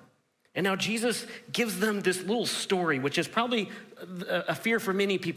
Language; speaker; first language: English; native; English